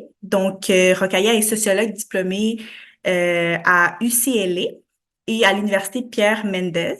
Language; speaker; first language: French; native; French